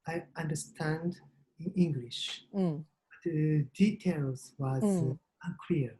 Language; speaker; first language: English; non-native, learner; Japanese